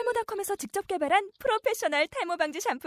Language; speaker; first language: Korean; native; Korean